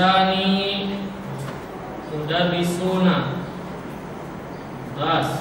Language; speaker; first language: Arabic; non-native, fluent; Indonesian